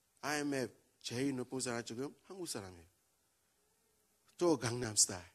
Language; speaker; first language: Korean; non-native, learner; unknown